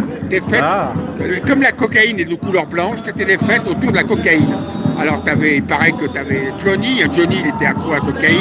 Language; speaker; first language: French; native; French